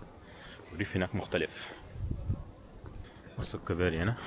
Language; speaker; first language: Arabic; native; Arabic